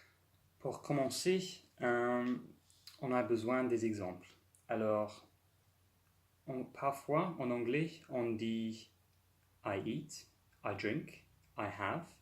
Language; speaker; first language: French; non-native, fluent; English